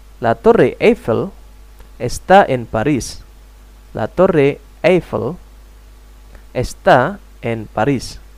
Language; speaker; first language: Spanish; non-native, fluent; Indonesian